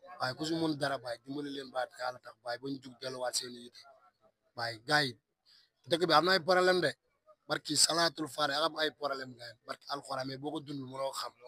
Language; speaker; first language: Wolof; native; Wolof